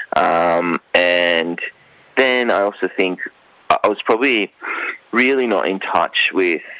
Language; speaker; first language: English; non-native, local second language; Sinhala